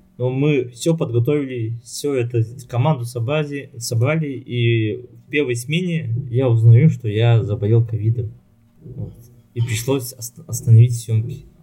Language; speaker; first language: Russian; non-native, local second language; Yakut